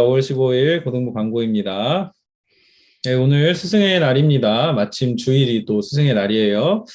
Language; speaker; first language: Korean; native; Korean